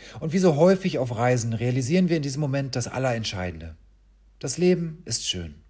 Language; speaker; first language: German; native; German